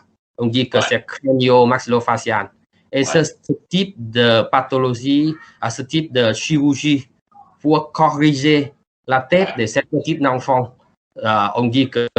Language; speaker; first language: French; non-native, learner; Vietnamese